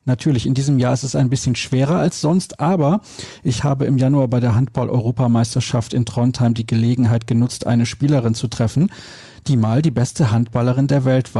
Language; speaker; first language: German; native; German